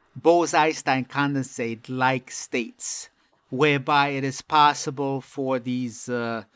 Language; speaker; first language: English; non-native, fluent; Romanian